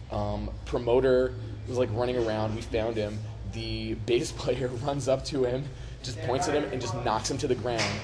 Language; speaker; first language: English; native; English